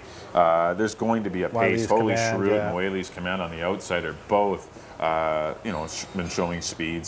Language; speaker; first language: English; native; English